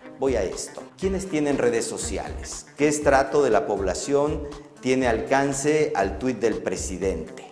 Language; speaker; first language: Spanish; native; Spanish